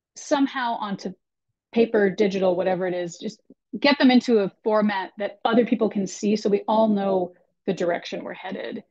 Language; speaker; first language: English; native; English